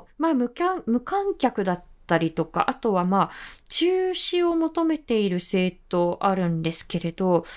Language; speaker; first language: Japanese; native; Japanese